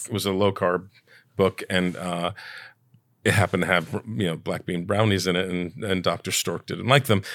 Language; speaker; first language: English; early bilingual, other home language; Italian